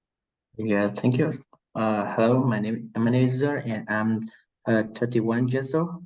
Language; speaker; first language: English; non-native, learner; Vietnamese